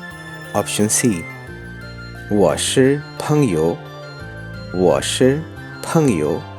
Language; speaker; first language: Chinese; non-native, fluent; Urdu